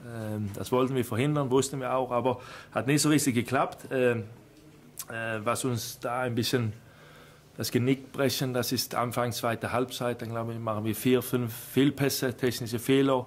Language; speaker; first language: German; non-native, fluent; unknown